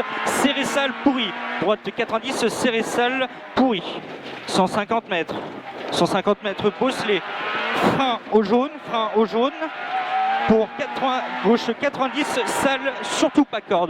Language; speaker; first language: French; native; French